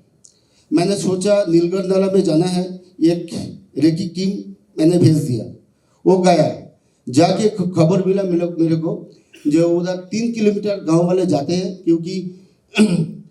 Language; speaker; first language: Hindi; non-native, local second language; Bangla